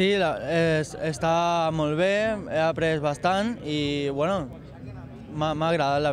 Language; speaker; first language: Catalan; non-native, local second language; Spanish